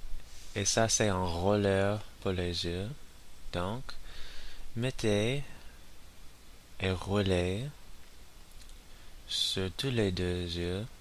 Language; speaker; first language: French; non-native, learner; English